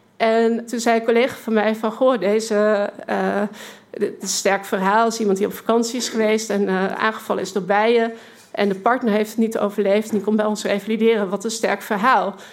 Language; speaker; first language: Dutch; native; Dutch